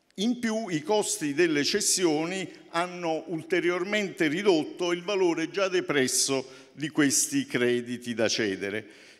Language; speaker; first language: Italian; native; Italian